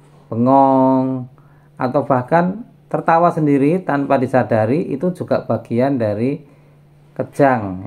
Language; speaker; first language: Indonesian; native; Indonesian